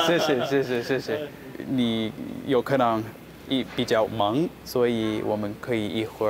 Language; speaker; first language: Chinese; non-native, fluent; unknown